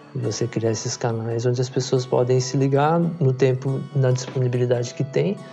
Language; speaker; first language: Portuguese; native; Portuguese